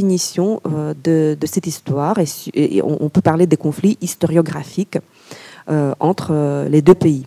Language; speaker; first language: French; non-native, fluent; Ukrainian